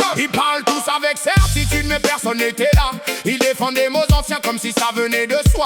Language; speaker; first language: French; native; French